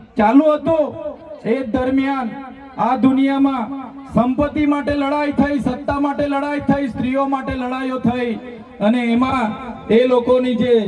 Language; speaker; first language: Gujarati; non-native, local second language; Vasavi